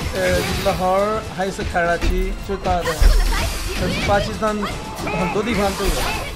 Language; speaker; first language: Chinese; non-native, learner; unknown